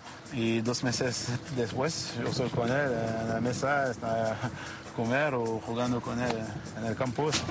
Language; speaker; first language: Spanish; non-native, learner; French